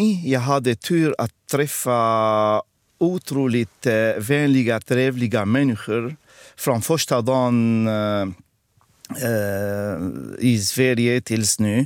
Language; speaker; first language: Swedish; non-native, fluent; Arabic